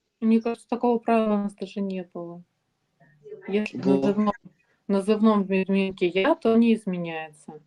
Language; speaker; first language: Ukrainian; non-native, learner; Russian